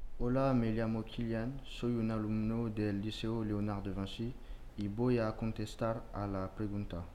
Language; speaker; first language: Spanish; non-native, learner; French